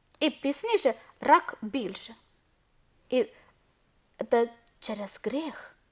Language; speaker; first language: Ukrainian; non-native, learner; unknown